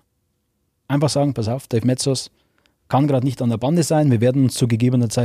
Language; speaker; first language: German; native; German